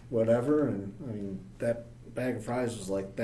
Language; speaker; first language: English; native; English